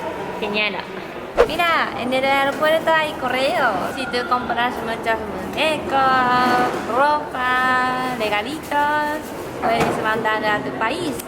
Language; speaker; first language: Spanish; non-native, learner; Japanese